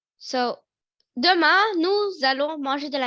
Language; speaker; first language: French; non-native, fluent; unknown